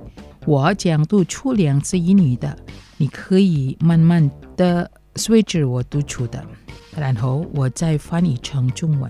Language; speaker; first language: Chinese; non-native, fluent; Indonesian